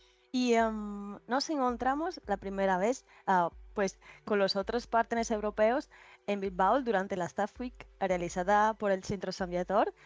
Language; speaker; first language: Spanish; non-native, fluent; Italian